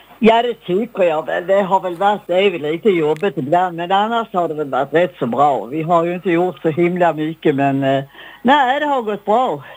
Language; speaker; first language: Swedish; native; Swedish